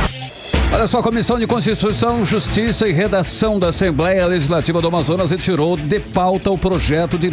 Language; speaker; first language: Portuguese; native; Portuguese